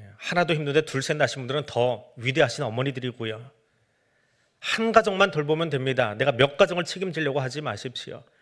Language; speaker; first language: Korean; native; Korean